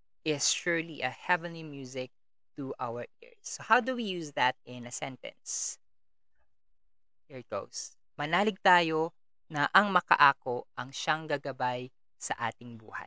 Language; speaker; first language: English; non-native, local second language; Kinaray-a